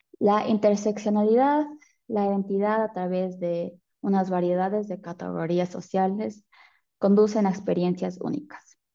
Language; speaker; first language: Spanish; early bilingual, heritage; Spanish